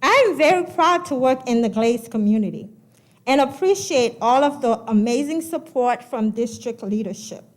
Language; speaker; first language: English; early bilingual, other home language; Haitian Creole